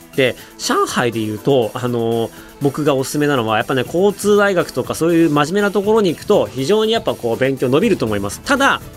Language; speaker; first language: Japanese; native; Japanese